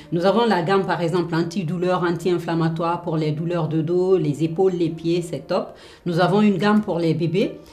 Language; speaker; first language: French; non-native, local second language; Fula